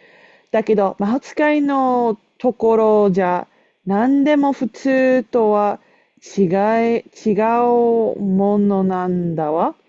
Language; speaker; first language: Japanese; non-native, fluent; English